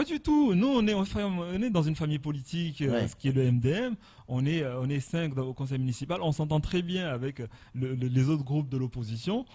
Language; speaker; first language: French; non-native, local second language; Comorian